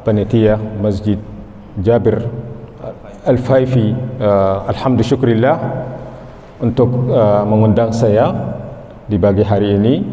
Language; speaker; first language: Indonesian; non-native, fluent; Arabic